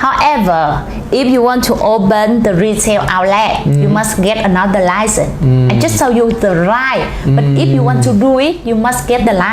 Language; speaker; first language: English; non-native, learner; Vietnamese